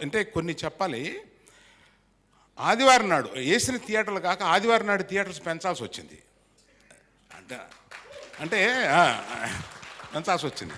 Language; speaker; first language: Telugu; native; Telugu